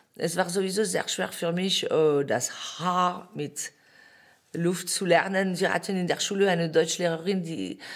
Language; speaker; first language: German; non-native, fluent; French